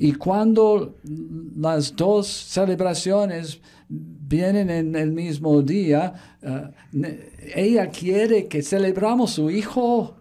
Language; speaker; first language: Spanish; non-native, fluent; English